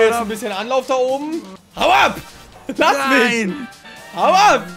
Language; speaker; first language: German; native; German